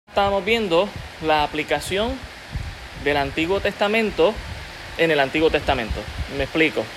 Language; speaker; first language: Spanish; native; Spanish